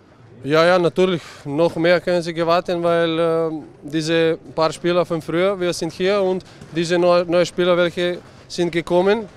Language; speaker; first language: German; non-native, learner; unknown